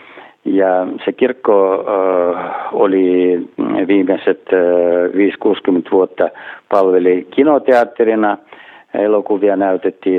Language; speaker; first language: Finnish; non-native, fluent; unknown